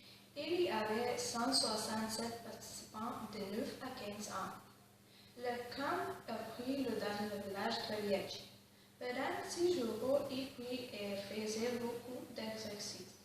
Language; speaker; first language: French; non-native, learner; Lithuanian